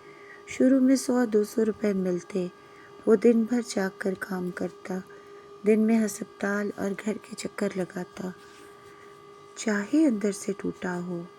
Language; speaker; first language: Urdu; native; Urdu